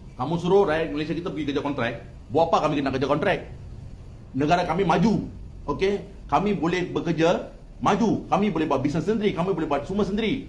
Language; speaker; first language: Malay; native; Malay